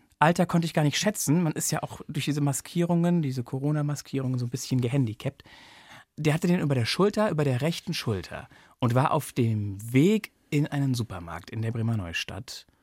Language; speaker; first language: German; native; German